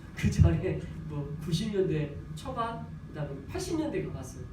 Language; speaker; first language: Korean; native; Korean